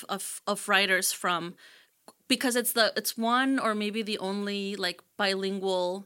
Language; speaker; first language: English; early bilingual, other home language; Spanish